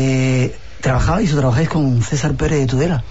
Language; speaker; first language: Spanish; native; Spanish